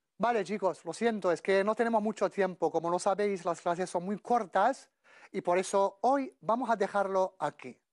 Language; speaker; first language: Spanish; non-native, fluent; Arabic